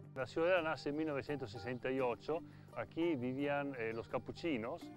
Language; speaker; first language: Spanish; non-native, fluent; Italian